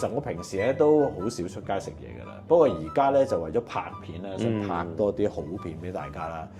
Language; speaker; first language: Cantonese; native; Cantonese